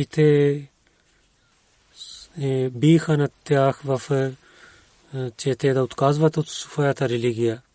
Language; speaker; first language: Bulgarian; non-native, learner; Urdu